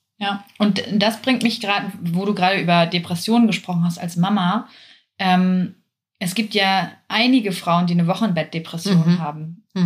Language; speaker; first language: German; native; German